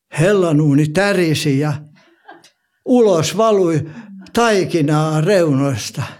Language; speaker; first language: Finnish; native; Finnish